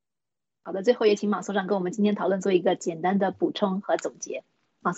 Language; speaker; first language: Chinese; native; Chinese